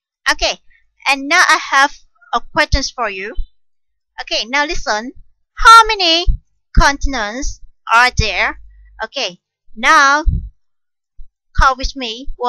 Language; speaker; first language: English; non-native, fluent; Vietnamese